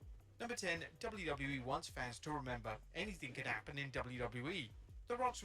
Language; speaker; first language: English; native; English